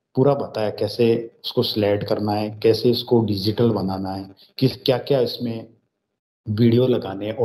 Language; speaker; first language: Hindi; native; Hindi